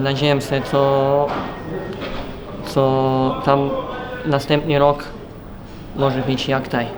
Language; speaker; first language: Polish; non-native, learner; Serbian